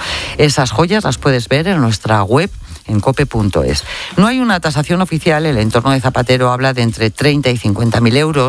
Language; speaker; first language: Spanish; native; Spanish